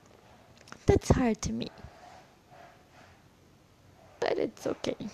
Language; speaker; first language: English; non-native, learner; Portuguese